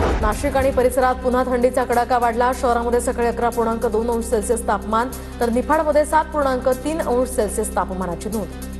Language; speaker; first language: Marathi; native; Marathi